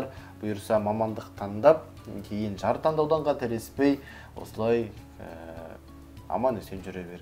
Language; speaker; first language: Kazakh; native; Kazakh